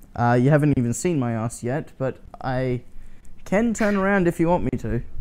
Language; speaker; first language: English; native; English